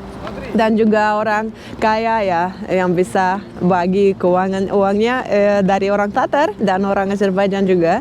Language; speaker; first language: Indonesian; non-native, fluent; Russian